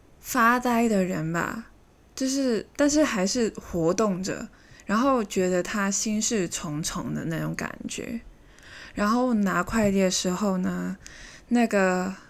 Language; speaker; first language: Chinese; native; Chinese